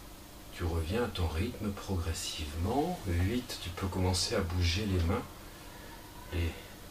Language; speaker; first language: French; native; French